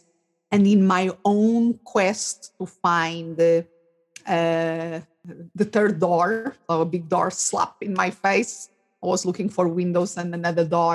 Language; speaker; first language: English; non-native, fluent; Portuguese